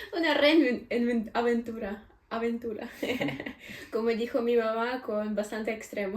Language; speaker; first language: Spanish; non-native, fluent; Ukrainian